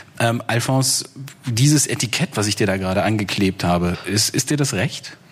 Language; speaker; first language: German; native; German